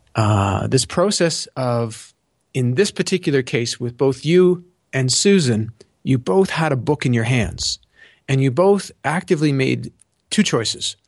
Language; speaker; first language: English; native; English